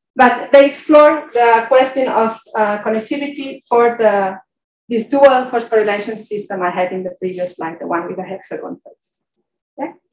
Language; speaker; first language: English; non-native, fluent; Catalan